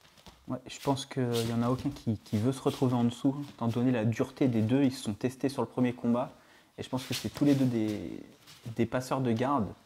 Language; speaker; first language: French; native; French